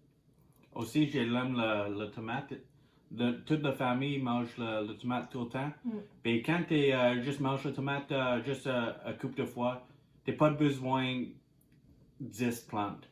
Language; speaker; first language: French; non-native, learner; English